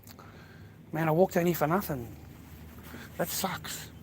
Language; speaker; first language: English; native; English